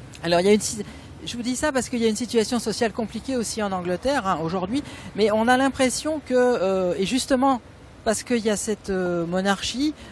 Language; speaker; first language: French; native; French